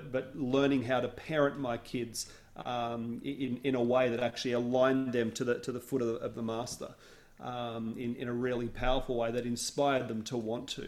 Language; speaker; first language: English; native; English